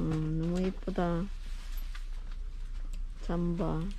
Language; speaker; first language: Korean; non-native, learner; Filipino